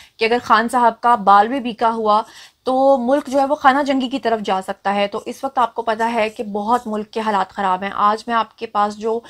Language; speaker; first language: Urdu; native; Urdu